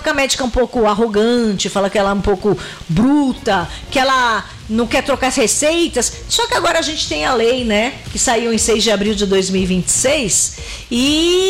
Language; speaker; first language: Portuguese; native; Portuguese